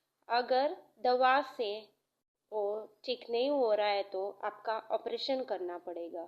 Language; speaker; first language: Hindi; non-native, local second language; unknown